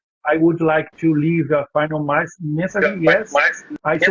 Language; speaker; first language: English; non-native, learner; Portuguese